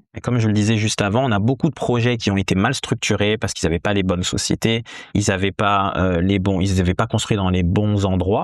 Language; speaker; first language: French; native; French